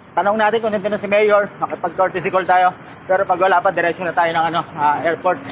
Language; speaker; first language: Filipino; native; Filipino